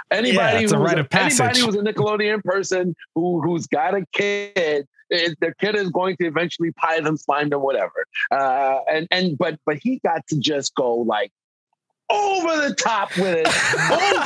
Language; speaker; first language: English; native; English